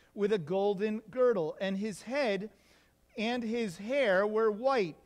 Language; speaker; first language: English; native; English